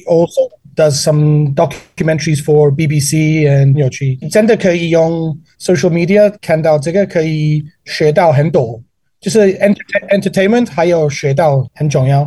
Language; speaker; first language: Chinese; non-native, learner; English